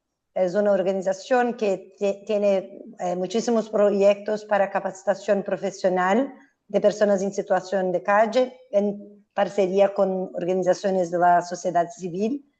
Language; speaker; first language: Spanish; non-native, fluent; Portuguese